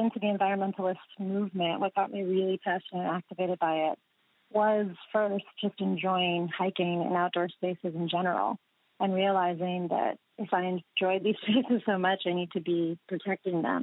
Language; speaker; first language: English; native; English